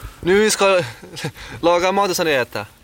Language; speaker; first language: Swedish; non-native, learner; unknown